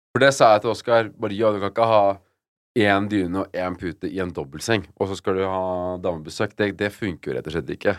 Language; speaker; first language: Norwegian; native; Norwegian